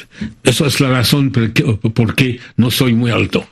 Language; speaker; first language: Spanish; non-native, fluent; French